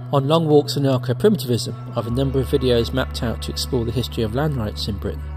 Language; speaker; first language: English; native; English